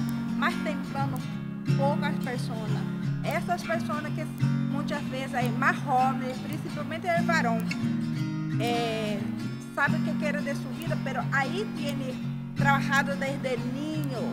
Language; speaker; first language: Spanish; non-native, learner; Portuguese